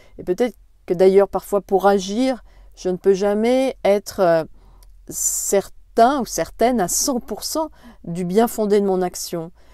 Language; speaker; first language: French; native; French